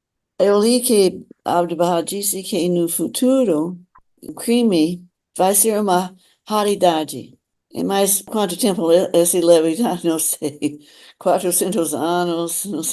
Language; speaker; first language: Portuguese; non-native, fluent; English